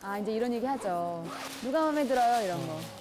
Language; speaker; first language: Korean; native; Korean